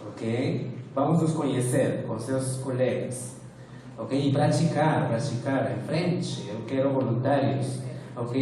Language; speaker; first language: Portuguese; non-native, fluent; Spanish